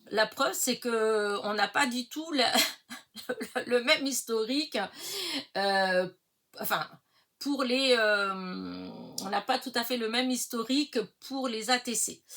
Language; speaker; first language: French; early bilingual, other home language; Portuguese